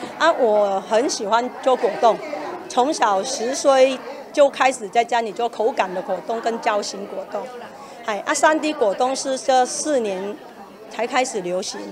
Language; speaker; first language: Chinese; early bilingual, heritage; Chinese